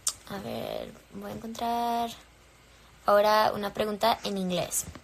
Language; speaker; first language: Spanish; early bilingual, heritage; English